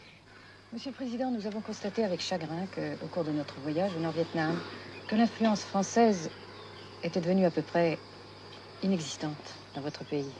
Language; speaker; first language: French; native; French